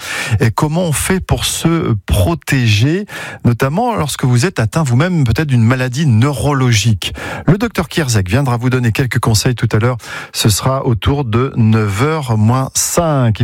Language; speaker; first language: French; native; French